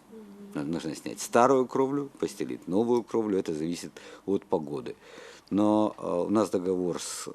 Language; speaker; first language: Russian; native; Russian